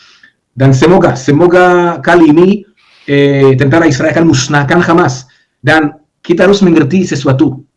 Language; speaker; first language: Indonesian; non-native, fluent; Hebrew